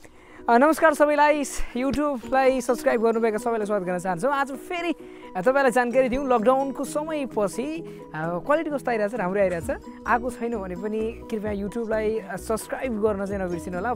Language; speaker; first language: Nepali; native; Nepali